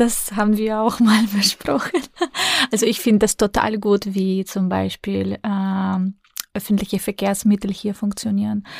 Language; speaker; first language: German; non-native, fluent; Russian